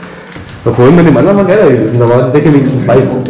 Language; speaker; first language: German; native; German